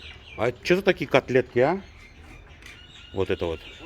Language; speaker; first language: Russian; native; Russian